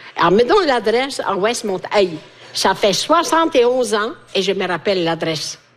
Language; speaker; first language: French; non-native, fluent; Italian